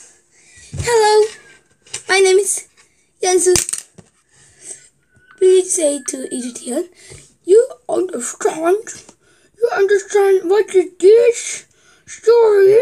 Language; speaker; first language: English; non-native, learner; Korean